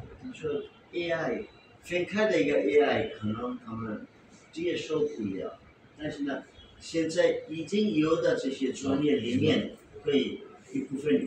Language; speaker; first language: Chinese; non-native, fluent; Bangla